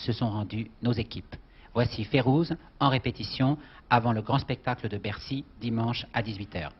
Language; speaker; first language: French; native; French